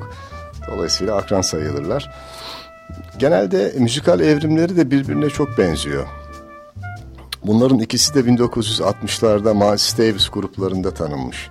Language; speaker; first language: Turkish; native; Turkish